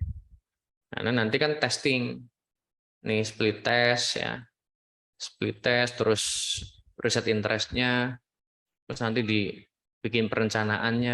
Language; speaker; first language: Indonesian; native; Indonesian